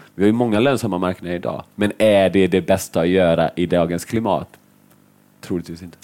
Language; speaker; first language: Swedish; early bilingual, other home language; Finnish